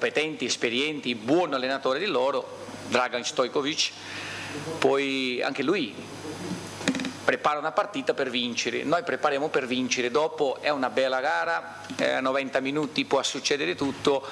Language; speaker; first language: Italian; non-native, fluent; Portuguese